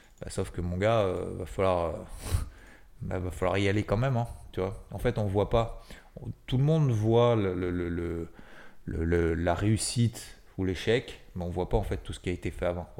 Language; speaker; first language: French; native; French